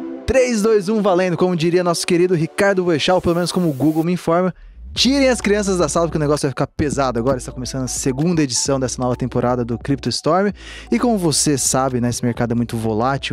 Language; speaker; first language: Portuguese; native; Portuguese